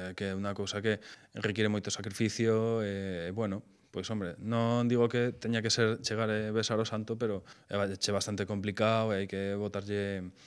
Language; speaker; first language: Galician; non-native, local second language; Spanish